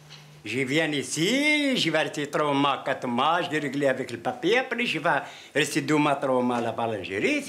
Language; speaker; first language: French; non-native, learner; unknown